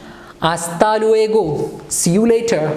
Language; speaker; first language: Spanish; non-native, fluent; Malayalam